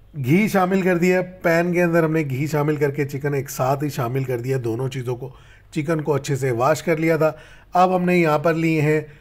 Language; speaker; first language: Urdu; native; Urdu